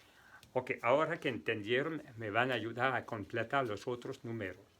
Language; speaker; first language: Spanish; non-native, fluent; French